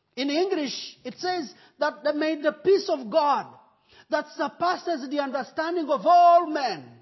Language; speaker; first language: English; non-native, local second language; Kinyarwanda